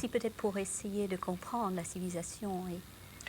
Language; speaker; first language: French; non-native, local second language; English